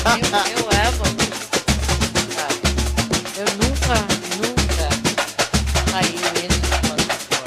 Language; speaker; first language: Portuguese; non-native, fluent; Danish